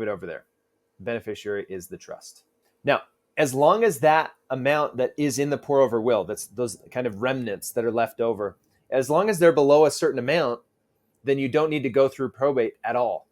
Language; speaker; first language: English; native; English